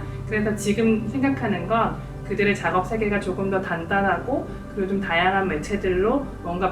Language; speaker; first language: Korean; native; Korean